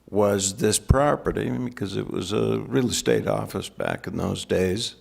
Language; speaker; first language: English; native; English